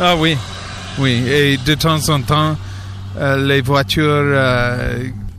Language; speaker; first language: French; non-native, learner; English